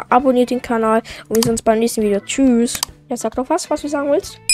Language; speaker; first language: German; native; German